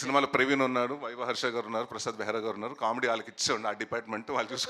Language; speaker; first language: Telugu; native; Telugu